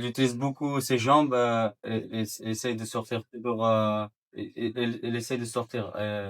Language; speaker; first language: French; non-native, fluent; Persian